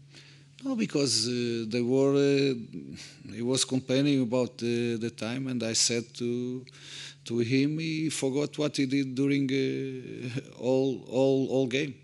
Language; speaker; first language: English; non-native, fluent; Portuguese